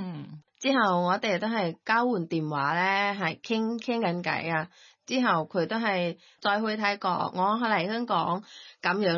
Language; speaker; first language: Cantonese; non-native, fluent; Thai